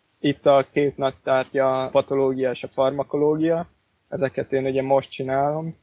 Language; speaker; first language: Hungarian; native; Hungarian